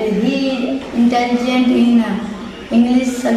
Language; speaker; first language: English; non-native, learner; Hindi